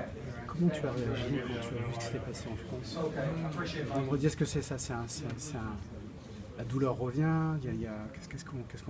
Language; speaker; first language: French; native; French